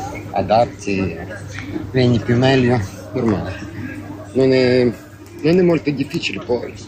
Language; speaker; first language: Italian; non-native, learner; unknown